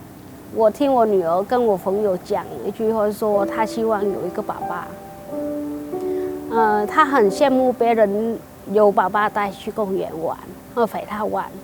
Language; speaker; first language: Chinese; non-native, fluent; Vietnamese